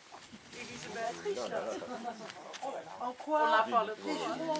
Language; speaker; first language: French; non-native, fluent; Dutch